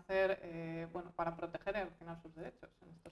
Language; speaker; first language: Spanish; native; Spanish